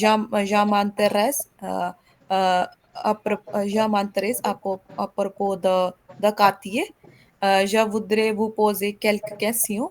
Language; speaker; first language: French; non-native, learner; Hindi